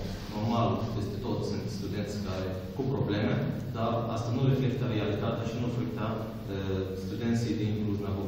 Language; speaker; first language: Romanian; non-native, fluent; Arabic